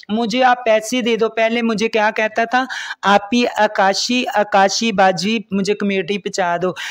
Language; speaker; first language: Urdu; non-native, local second language; Punjabi